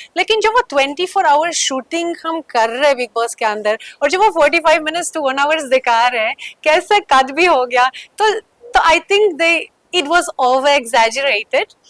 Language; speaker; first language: Hindi; non-native, fluent; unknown